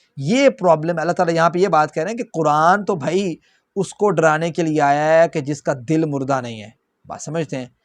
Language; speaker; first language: Urdu; non-native, local second language; Punjabi